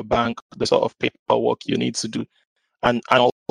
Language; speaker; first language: English; non-native, local second language; Igbo